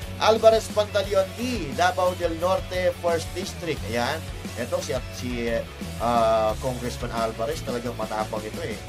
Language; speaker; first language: Filipino; non-native, local second language; Iloko